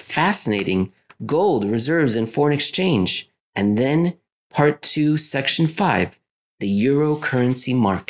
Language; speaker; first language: English; native; English